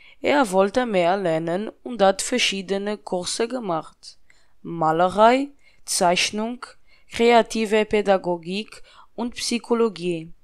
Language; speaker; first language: German; non-native, learner; Portuguese